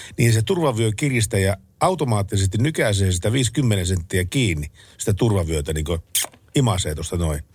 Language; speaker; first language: Finnish; native; Finnish